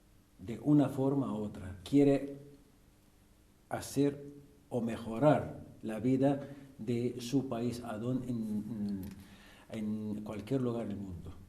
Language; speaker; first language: Spanish; non-native, fluent; Arabic